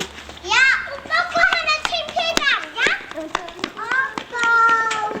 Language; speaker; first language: Korean; early bilingual, heritage; Korean